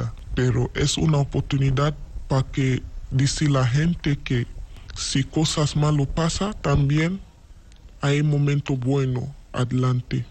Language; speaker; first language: Spanish; non-native, learner; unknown